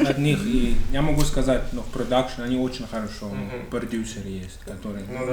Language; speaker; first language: Russian; non-native, learner; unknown